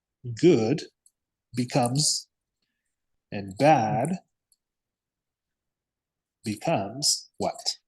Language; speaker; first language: English; non-native, fluent; Spanish